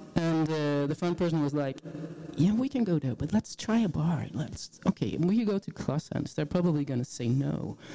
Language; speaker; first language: English; non-native, fluent; Danish